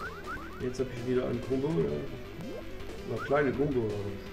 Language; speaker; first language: German; non-native, learner; French